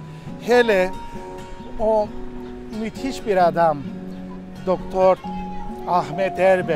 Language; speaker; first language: Turkish; non-native, local second language; Greek